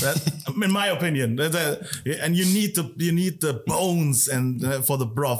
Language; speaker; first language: English; non-native, fluent; German